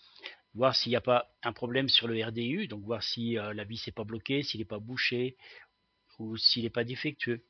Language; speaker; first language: French; native; French